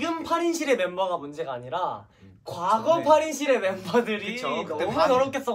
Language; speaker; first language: Korean; native; Korean